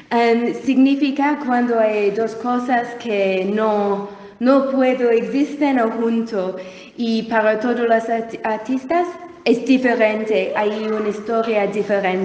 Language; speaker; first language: Spanish; non-native, learner; English